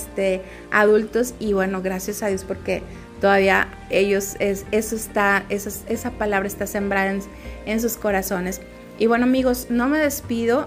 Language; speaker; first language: Spanish; native; Spanish